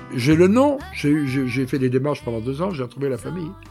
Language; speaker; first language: French; native; French